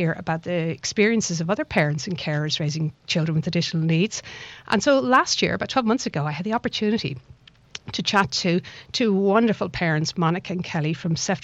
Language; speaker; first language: English; native; English